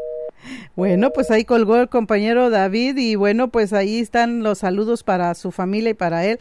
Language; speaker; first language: Spanish; non-native, local second language; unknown